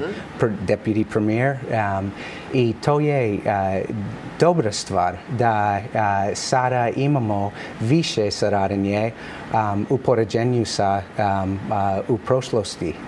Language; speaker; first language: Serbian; non-native, learner; English